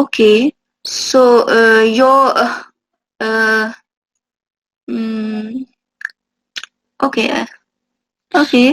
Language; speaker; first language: English; non-native, local second language; Urdu